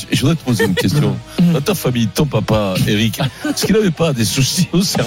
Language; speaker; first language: French; native; French